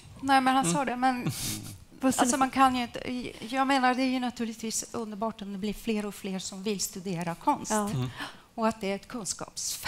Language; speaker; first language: Swedish; non-native, fluent; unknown